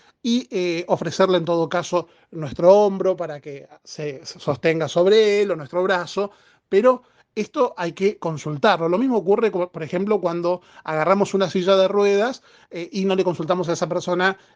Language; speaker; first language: Spanish; native; Spanish